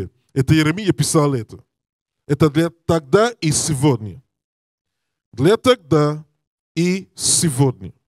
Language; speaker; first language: Russian; non-native, learner; English